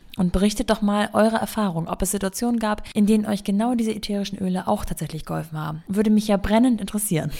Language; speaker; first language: German; native; German